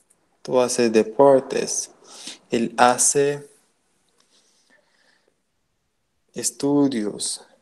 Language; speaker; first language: Spanish; non-native, learner; Portuguese